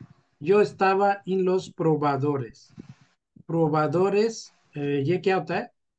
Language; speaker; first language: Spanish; non-native, fluent; Urdu